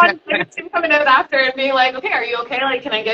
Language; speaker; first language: English; native; English